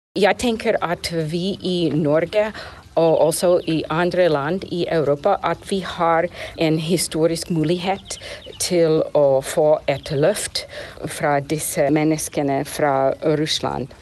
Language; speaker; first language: Norwegian; non-native, fluent; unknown